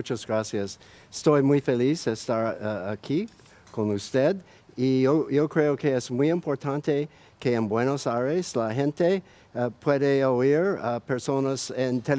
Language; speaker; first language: Spanish; non-native, learner; English